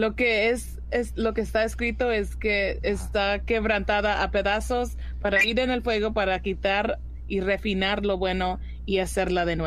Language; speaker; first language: Spanish; early bilingual, heritage; Spanish